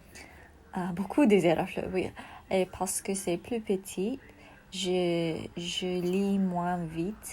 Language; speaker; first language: French; non-native, learner; English